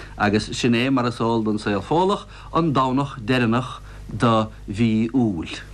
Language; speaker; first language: Irish; native; Irish